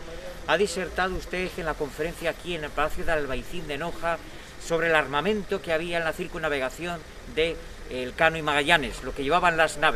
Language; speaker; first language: Spanish; native; Spanish